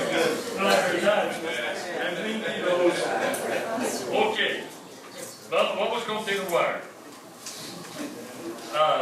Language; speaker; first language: Portuguese; non-native, fluent; English